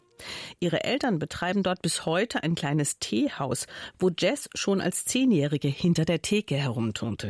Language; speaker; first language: German; native; German